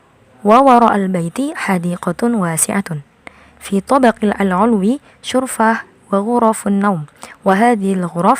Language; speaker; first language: Arabic; non-native, learner; Indonesian